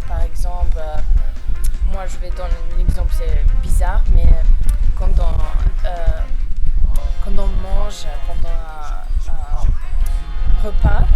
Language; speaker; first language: French; non-native, fluent; Serbian